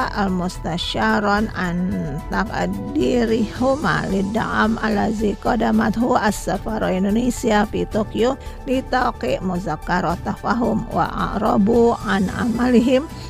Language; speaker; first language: Arabic; non-native, learner; Indonesian